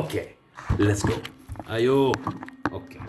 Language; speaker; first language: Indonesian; non-native, learner; English